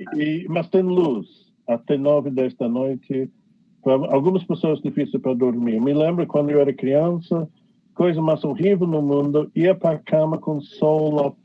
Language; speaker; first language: Portuguese; non-native, fluent; English